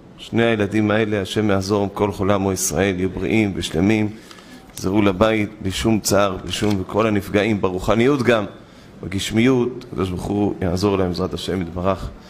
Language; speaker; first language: Hebrew; native; Hebrew